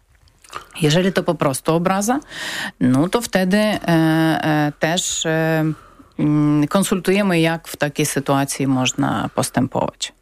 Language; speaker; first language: Polish; non-native, learner; Ukrainian